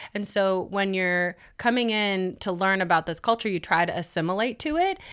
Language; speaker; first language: English; early bilingual, other home language; Spanish